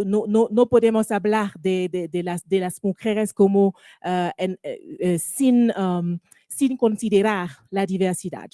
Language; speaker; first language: Spanish; non-native, learner; French